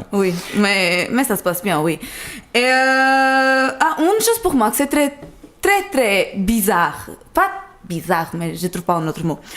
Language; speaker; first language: French; non-native, learner; Portuguese